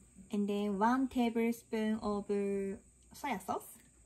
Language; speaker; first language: English; non-native, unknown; Japanese